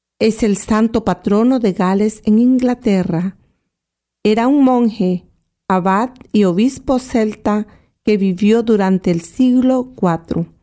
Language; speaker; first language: Spanish; native; Spanish